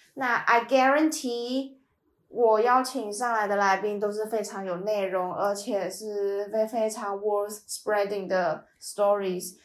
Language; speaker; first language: Chinese; native; Chinese